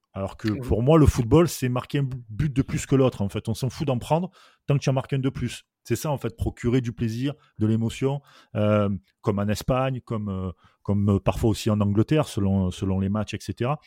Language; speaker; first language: French; native; French